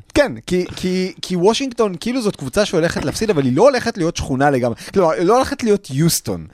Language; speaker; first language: Hebrew; native; Hebrew